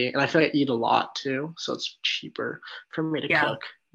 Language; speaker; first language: English; native; English